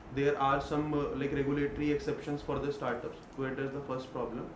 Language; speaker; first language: English; non-native, local second language; Hindi